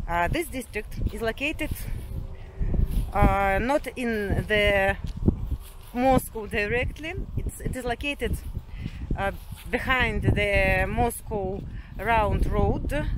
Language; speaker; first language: English; non-native, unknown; Russian